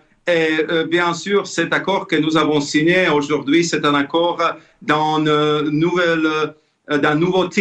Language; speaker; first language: French; non-native, fluent; Slovak